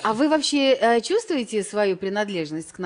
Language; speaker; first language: Russian; native; Russian